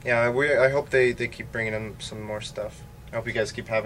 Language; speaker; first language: English; native; English